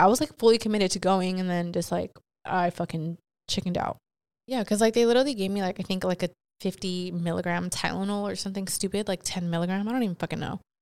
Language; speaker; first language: English; early bilingual, other home language; Spanish